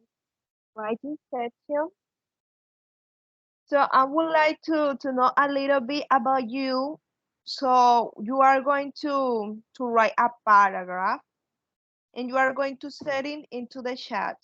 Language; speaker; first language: English; non-native, fluent; Spanish